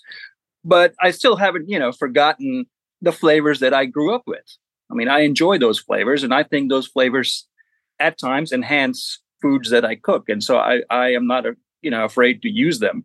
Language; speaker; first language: English; non-native, local second language; Gujarati